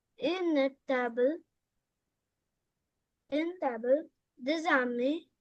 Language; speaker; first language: French; non-native, learner; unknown